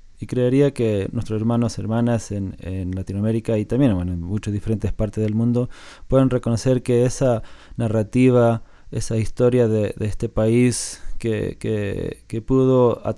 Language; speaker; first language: Spanish; non-native, fluent; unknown